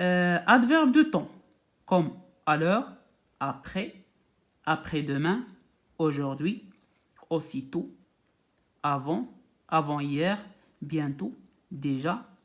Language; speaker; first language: French; non-native, local second language; Arabic